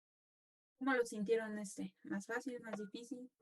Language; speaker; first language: Spanish; native; Spanish